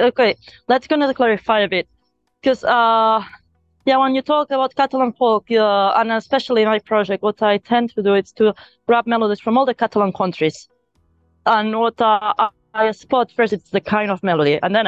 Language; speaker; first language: English; non-native, fluent; Spanish